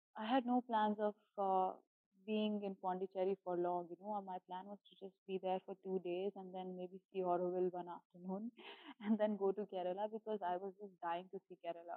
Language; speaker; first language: English; non-native, local second language; Hindi